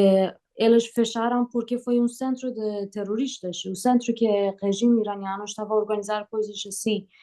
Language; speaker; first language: Portuguese; non-native, learner; Persian